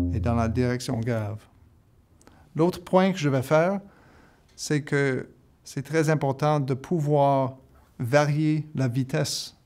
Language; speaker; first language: French; native; French